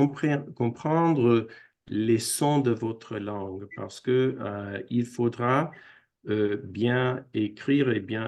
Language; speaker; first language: French; non-native, fluent; English